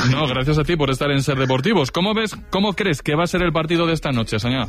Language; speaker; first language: Spanish; native; Spanish